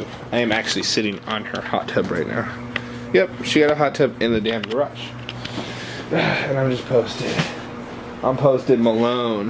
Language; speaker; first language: English; native; English